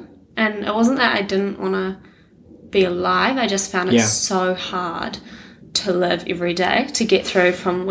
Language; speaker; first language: English; native; English